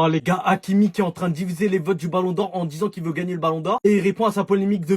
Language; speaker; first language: French; native; French